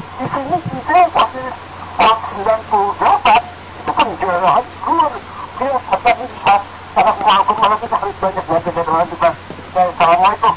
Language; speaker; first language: Indonesian; native; Indonesian